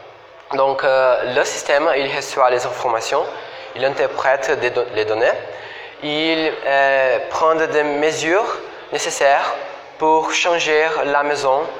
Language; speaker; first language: French; non-native, fluent; Portuguese